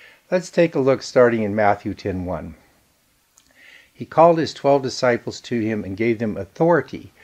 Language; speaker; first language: English; native; English